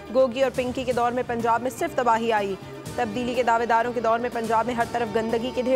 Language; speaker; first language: Urdu; native; Urdu